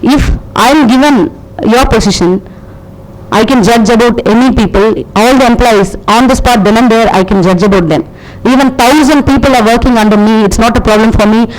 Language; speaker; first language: English; non-native, local second language; Tamil